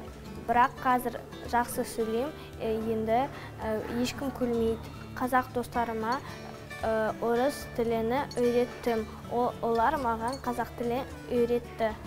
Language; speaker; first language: Kazakh; non-native, local second language; Russian